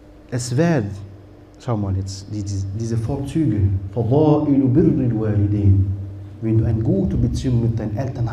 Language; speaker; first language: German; non-native, fluent; Arabic